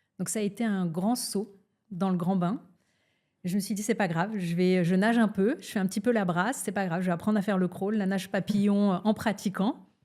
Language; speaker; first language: French; early bilingual, other home language; Portuguese